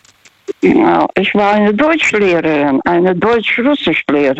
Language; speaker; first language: German; non-native, fluent; Russian